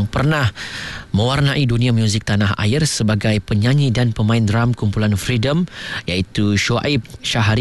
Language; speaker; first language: Malay; native; Malay